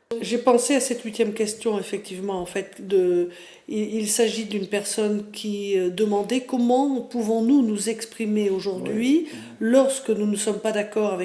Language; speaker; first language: French; native; French